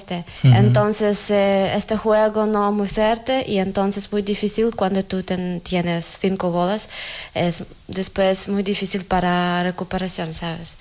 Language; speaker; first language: Spanish; non-native, learner; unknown